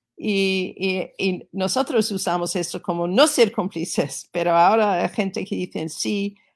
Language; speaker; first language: Spanish; non-native, fluent; English